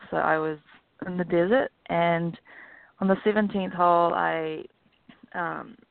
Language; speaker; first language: English; native; English